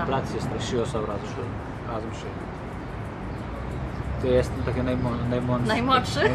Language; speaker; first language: Polish; non-native, learner; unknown